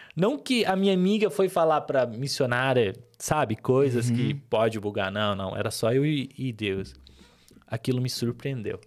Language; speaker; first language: Portuguese; early bilingual, other home language; Arabic